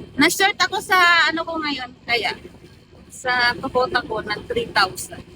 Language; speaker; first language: Filipino; non-native, local second language; Cebuano